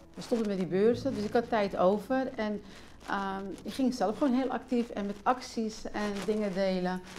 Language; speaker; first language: Dutch; early bilingual, other home language; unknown